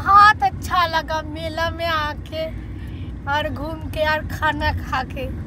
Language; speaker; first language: Hindi; non-native, local second language; Bangla